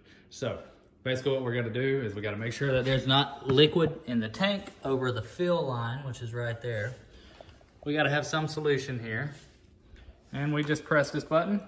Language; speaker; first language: English; native; English